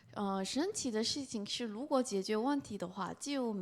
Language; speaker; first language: Chinese; non-native, fluent; Korean